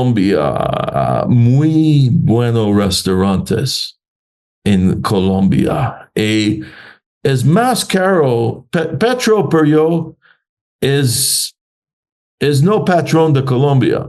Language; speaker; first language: Spanish; non-native, learner; English